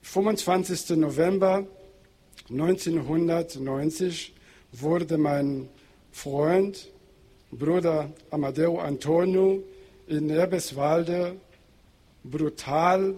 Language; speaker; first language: German; non-native, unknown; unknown